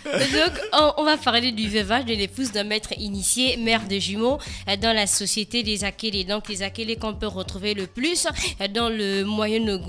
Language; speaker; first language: French; native; French